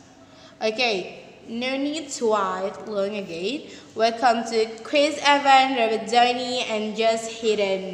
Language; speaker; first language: English; non-native, learner; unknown